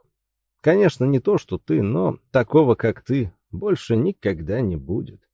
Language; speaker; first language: Russian; native; Russian